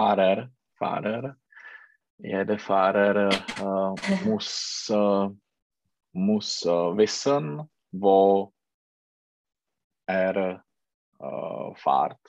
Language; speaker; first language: German; non-native, learner; Czech